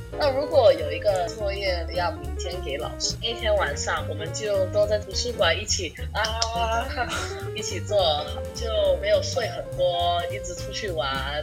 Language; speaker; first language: Chinese; non-native, fluent; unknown